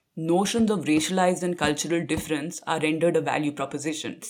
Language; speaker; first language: English; non-native, local second language; Punjabi